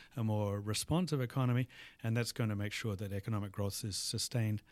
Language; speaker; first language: English; native; English